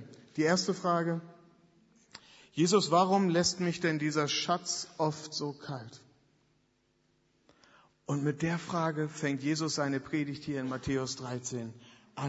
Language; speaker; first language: German; native; German